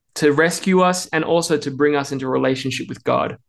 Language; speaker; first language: English; native; English